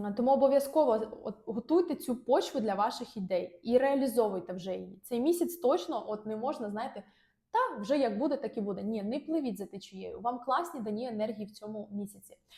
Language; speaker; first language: Ukrainian; non-native, local second language; Russian